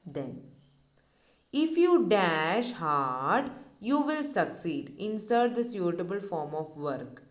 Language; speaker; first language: English; non-native, local second language; Malayalam